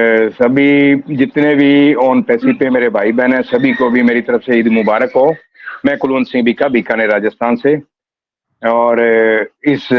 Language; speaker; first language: Hindi; native; Hindi